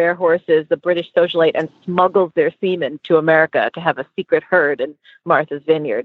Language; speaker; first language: English; native; English